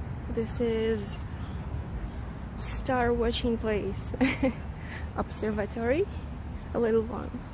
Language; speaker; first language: English; non-native, fluent; Russian